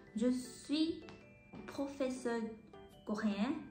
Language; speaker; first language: French; non-native, learner; Korean